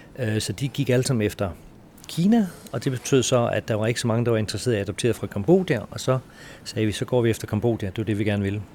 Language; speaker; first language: Danish; native; Danish